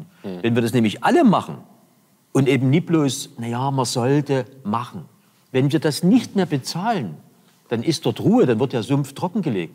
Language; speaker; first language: German; native; German